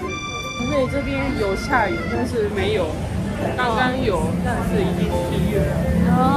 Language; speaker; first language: Chinese; non-native, learner; Japanese